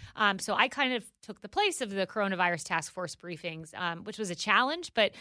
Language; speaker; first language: English; native; English